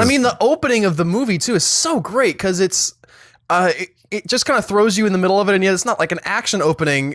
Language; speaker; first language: English; native; English